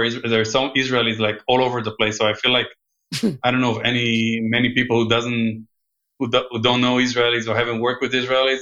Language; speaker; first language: English; non-native, fluent; Hebrew